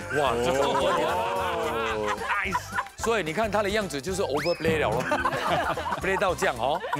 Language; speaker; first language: Chinese; native; Chinese